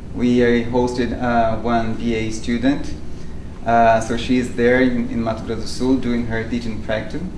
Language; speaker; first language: English; non-native, fluent; Portuguese